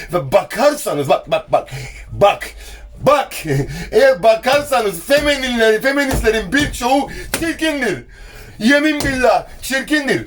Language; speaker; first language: Turkish; early bilingual, heritage; Turkish